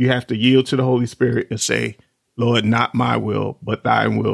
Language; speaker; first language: English; native; English